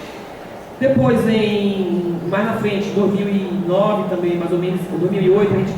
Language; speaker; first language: Portuguese; native; Portuguese